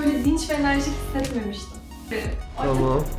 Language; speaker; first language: Turkish; native; Turkish